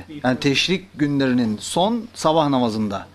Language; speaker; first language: Turkish; native; Turkish